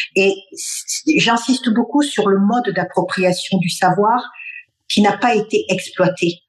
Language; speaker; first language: French; non-native, local second language; Bambara